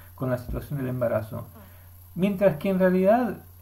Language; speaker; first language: Spanish; early bilingual, heritage; Spanish